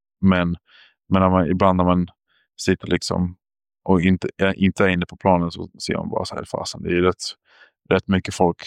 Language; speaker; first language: Swedish; native; Swedish